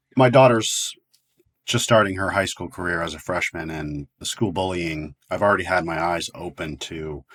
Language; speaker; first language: English; native; English